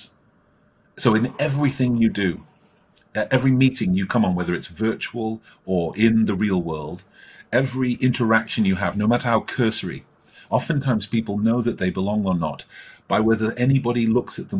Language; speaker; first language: English; native; English